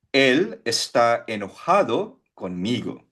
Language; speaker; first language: Spanish; non-native, fluent; Filipino